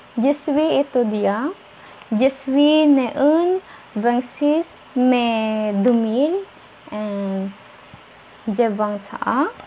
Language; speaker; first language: French; non-native, learner; Filipino